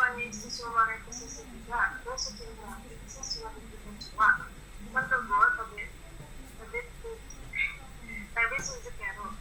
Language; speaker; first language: Japanese; non-native, learner; Indonesian